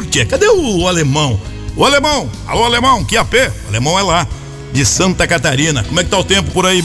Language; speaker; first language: Portuguese; native; Portuguese